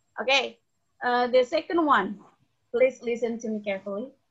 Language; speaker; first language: English; non-native, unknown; Indonesian